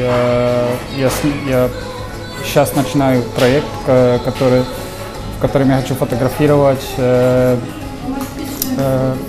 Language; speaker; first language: Russian; non-native, learner; Polish